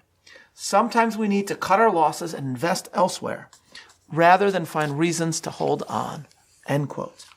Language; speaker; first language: English; native; English